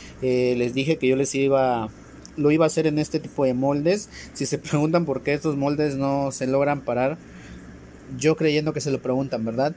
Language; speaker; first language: Spanish; native; Spanish